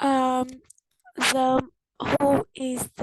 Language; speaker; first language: English; non-native, learner; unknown